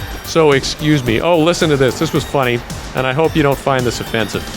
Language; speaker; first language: English; native; English